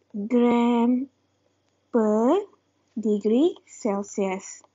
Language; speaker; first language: English; non-native, local second language; Malay